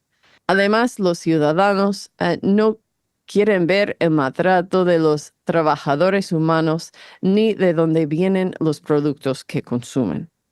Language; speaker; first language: Spanish; non-native, fluent; English